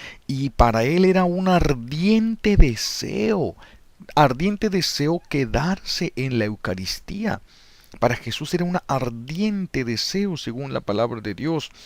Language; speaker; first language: Spanish; native; Spanish